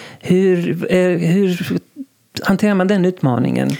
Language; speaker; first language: Swedish; non-native, local second language; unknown